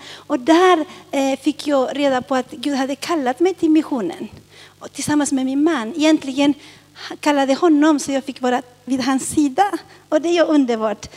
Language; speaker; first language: Swedish; early bilingual, other home language; Spanish